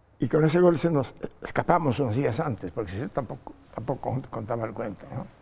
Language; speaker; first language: Spanish; non-native, fluent; Polish